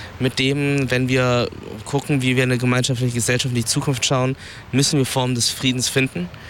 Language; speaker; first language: German; early bilingual, other home language; Vietnamese